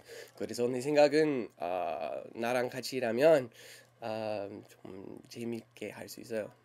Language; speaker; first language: Korean; non-native, learner; English